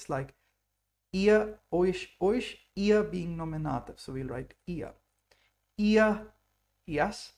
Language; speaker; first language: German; non-native, fluent; English